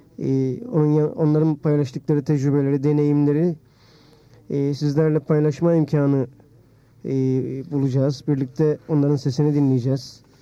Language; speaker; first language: Turkish; native; Turkish